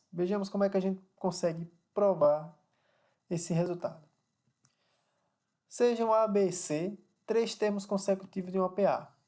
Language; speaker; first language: Portuguese; native; Portuguese